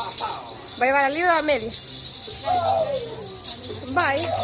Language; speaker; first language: Spanish; native; Spanish